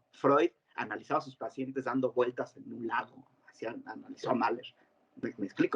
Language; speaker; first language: Spanish; native; Spanish